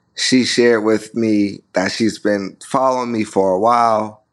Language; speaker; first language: English; native; English